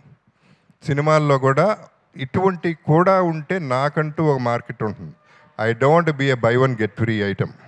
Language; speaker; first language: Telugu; native; Telugu